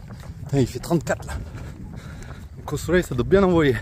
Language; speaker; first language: French; native; French